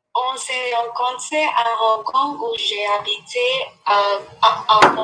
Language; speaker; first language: French; non-native, learner; English